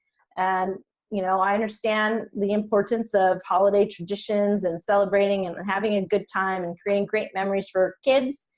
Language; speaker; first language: English; native; English